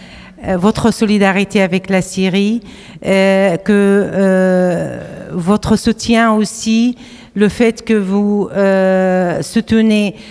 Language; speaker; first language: French; non-native, fluent; Arabic